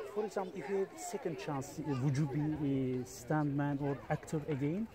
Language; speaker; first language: English; non-native, learner; Turkish